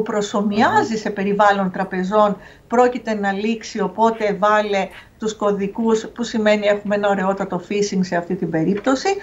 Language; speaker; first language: Greek; native; Greek